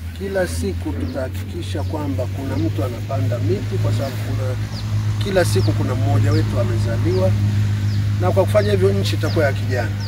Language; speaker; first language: Swahili; native; Swahili